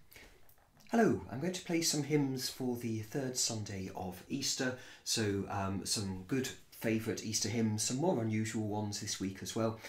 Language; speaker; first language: English; native; English